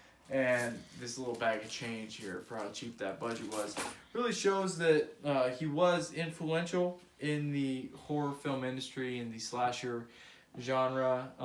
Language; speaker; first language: English; native; English